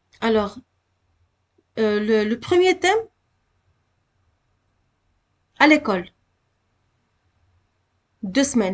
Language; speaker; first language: French; non-native, local second language; Arabic